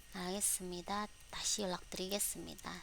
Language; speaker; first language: Korean; non-native, fluent; Indonesian